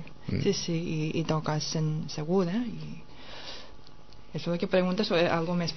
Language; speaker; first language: Catalan; non-native, fluent; Japanese